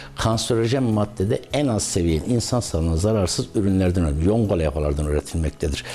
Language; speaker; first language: Turkish; native; Turkish